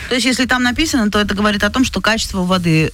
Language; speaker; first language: Russian; native; Russian